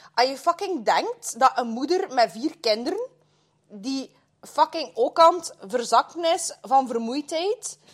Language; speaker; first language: Dutch; non-native, fluent; Russian